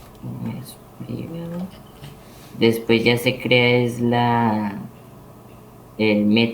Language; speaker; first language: Spanish; native; Spanish